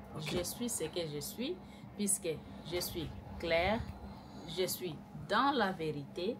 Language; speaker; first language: French; non-native, local second language; Lingala